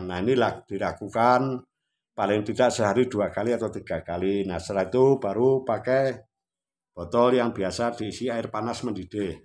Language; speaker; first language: Indonesian; non-native, local second language; Javanese